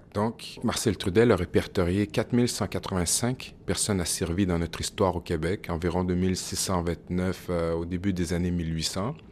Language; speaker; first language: French; native; French